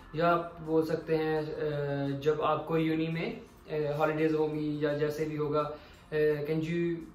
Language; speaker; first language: Hindi; non-native, local second language; Punjabi